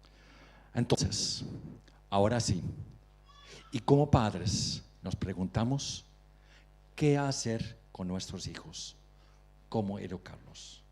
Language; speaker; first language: Spanish; non-native, fluent; Dutch